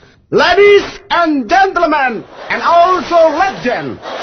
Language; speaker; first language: English; non-native, learner; Indonesian